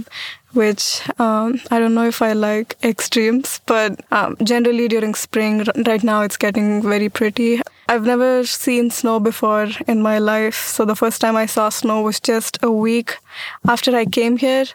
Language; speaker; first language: English; non-native, local second language; Marathi